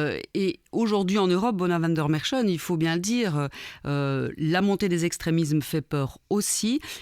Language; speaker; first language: French; native; French